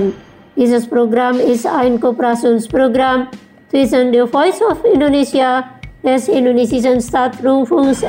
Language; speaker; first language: German; non-native, learner; Indonesian